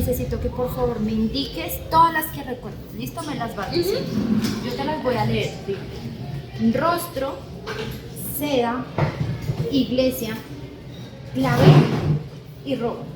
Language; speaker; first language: Spanish; native; Spanish